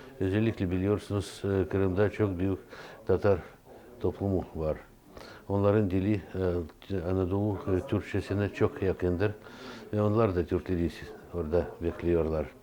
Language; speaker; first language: Turkish; non-native, fluent; Russian